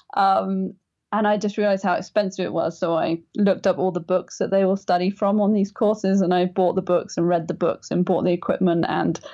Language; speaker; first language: English; native; English